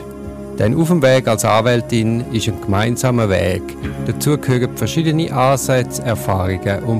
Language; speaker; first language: German; native; German